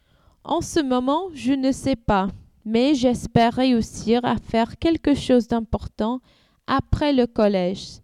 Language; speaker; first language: French; non-native, learner; English